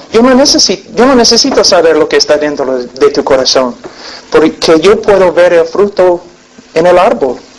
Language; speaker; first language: Spanish; non-native, fluent; English